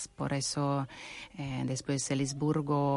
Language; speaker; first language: Spanish; non-native, learner; Russian